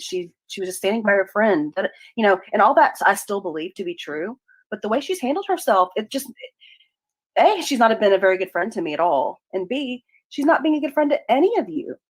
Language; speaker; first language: English; native; English